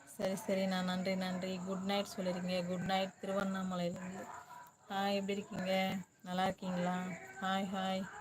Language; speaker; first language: Tamil; native; Tamil